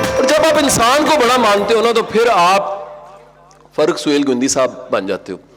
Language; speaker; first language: Urdu; non-native, local second language; Punjabi